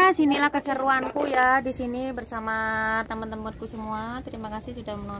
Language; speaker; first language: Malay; non-native, local second language; Javanese